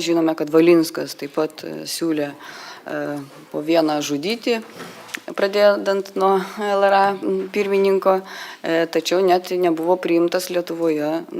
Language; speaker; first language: Lithuanian; non-native, local second language; Polish